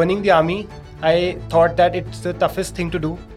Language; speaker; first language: English; non-native, local second language; Hindi